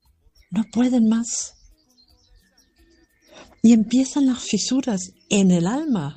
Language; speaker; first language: Spanish; non-native, fluent; German